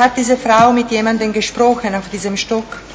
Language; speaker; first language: German; non-native, fluent; Italian